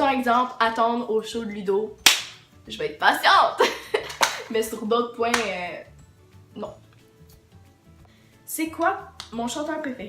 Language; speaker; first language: French; native; French